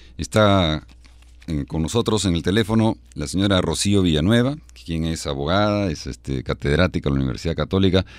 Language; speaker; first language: Spanish; native; Spanish